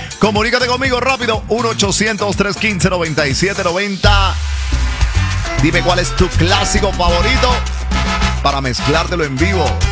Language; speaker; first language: Spanish; early bilingual, heritage; Spanish